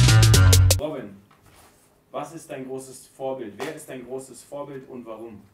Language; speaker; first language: German; native; German